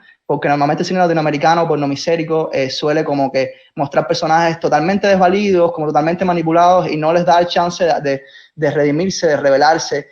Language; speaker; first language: Spanish; native; Spanish